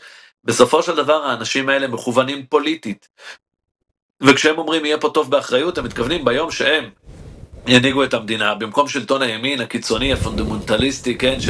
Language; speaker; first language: Hebrew; native; Hebrew